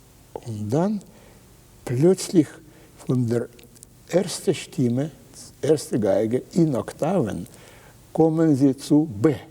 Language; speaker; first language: German; non-native, fluent; Russian